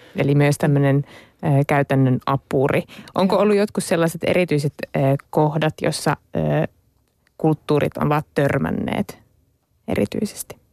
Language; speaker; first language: Finnish; native; Finnish